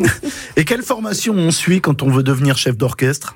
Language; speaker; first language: French; native; French